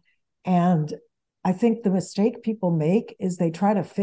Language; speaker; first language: English; early bilingual, other home language; Spanish